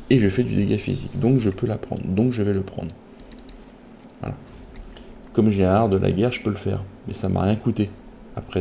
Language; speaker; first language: French; native; French